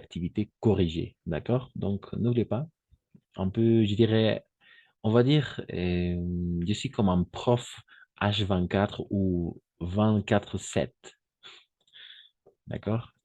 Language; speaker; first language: French; non-native, fluent; Spanish